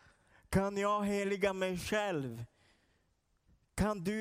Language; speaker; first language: Swedish; non-native, learner; Portuguese